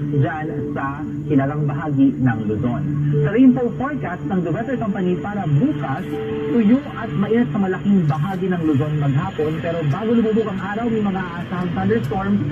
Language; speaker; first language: Filipino; non-native, local second language; Bikol